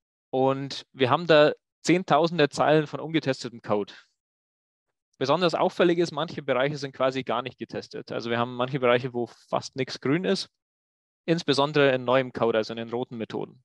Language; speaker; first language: German; native; German